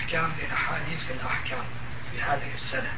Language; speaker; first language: Arabic; non-native, fluent; Turkish